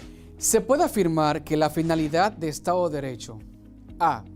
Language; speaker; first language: Spanish; native; Spanish